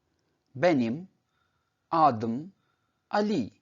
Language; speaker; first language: Turkish; non-native, fluent; Urdu